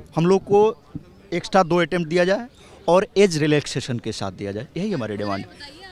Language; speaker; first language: Hindi; native; Hindi